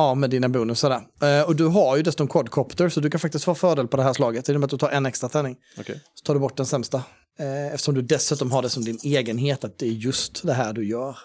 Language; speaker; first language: Swedish; native; Swedish